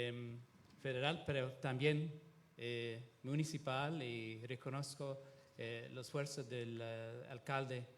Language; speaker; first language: Spanish; non-native, fluent; Italian